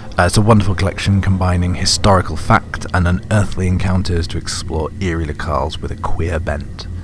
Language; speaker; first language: English; native; English